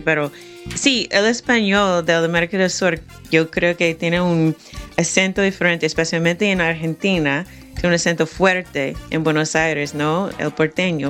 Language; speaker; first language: Spanish; non-native, fluent; English